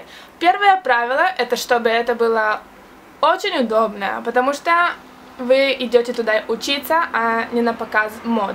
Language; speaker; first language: Russian; early bilingual, heritage; Russian